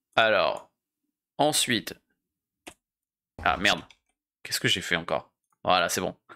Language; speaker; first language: French; native; French